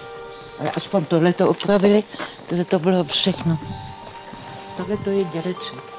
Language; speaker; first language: Czech; non-native, local second language; English